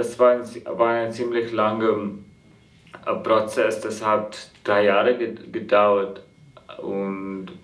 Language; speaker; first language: German; non-native, fluent; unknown